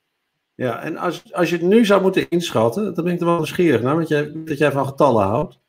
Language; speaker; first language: Dutch; native; Dutch